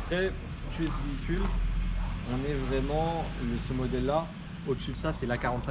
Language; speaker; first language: French; native; French